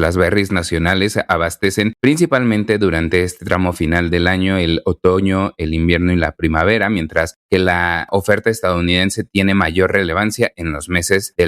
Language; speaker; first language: Spanish; native; Spanish